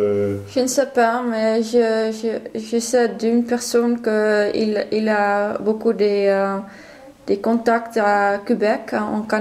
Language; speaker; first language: French; non-native, learner; Dutch